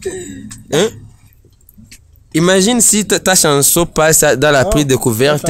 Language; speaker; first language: French; non-native, local second language; Rundi